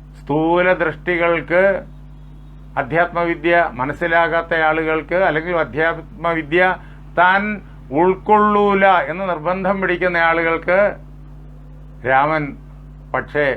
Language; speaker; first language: Malayalam; native; Malayalam